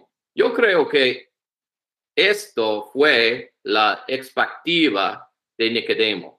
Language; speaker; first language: Spanish; non-native, learner; English